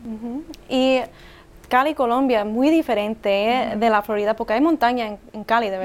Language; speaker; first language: Spanish; early bilingual, heritage; English